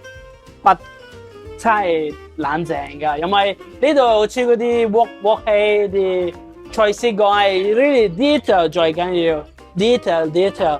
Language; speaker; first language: Cantonese; non-native, learner; Italian